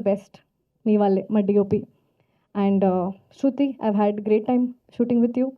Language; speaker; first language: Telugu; non-native, fluent; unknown